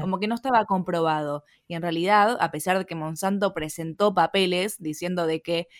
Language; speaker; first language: Spanish; native; Spanish